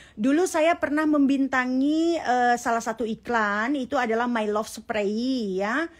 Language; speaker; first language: Indonesian; native; Indonesian